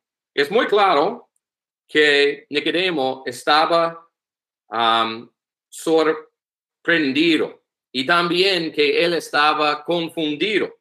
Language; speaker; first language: Spanish; non-native, learner; English